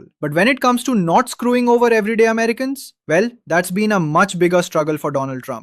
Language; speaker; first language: English; native; English